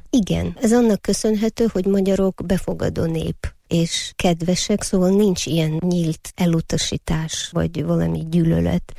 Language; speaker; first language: Hungarian; non-native, fluent; Uyghur